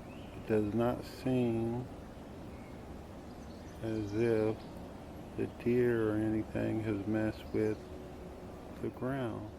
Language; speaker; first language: English; native; English